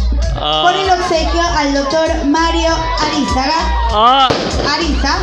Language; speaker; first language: Spanish; native; Spanish